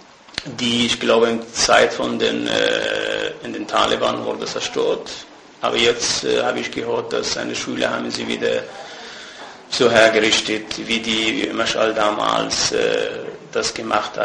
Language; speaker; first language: German; non-native, fluent; Persian